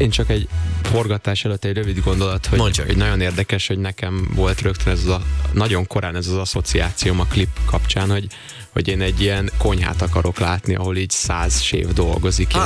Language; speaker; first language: Hungarian; native; Hungarian